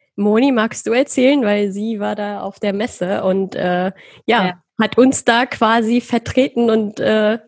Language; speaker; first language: German; early bilingual, other home language; Persian